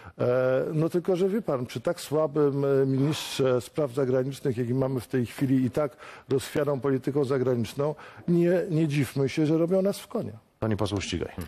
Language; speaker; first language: Polish; native; Polish